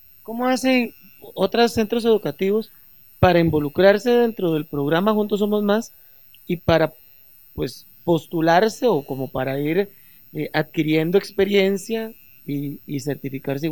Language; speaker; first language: Spanish; native; Spanish